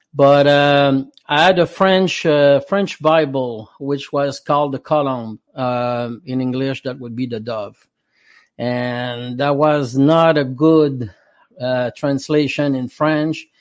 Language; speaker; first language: English; non-native, fluent; French